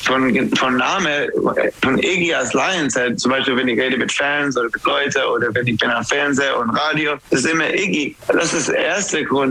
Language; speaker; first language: German; non-native, fluent; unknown